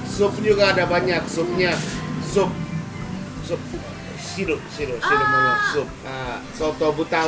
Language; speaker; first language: Indonesian; non-native, fluent; Japanese